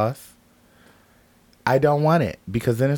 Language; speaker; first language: English; native; English